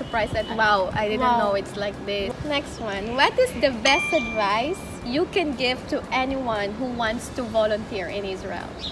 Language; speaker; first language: English; non-native, fluent; Filipino